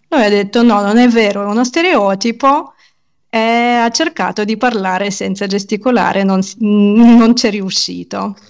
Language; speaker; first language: Italian; non-native, fluent; Russian